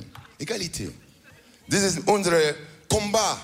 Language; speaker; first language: German; non-native, learner; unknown